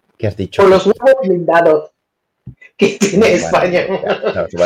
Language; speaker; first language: Spanish; non-native, learner; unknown